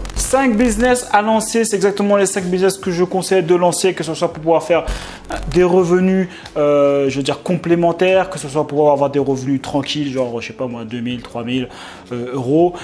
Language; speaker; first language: French; native; French